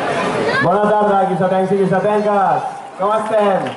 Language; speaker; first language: Catalan; native; Catalan